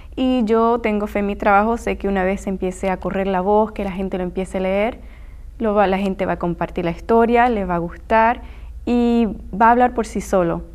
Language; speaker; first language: Spanish; native; Spanish